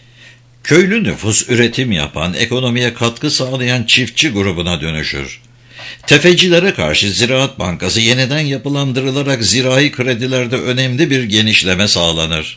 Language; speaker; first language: Turkish; native; Turkish